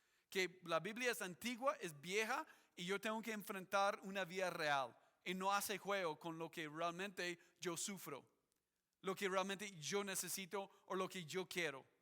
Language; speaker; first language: Spanish; non-native, fluent; English